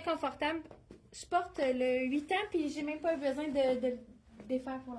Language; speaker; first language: French; native; French